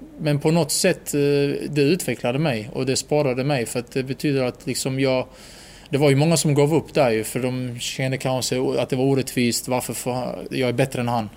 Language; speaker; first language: Swedish; early bilingual, other home language; Bosnian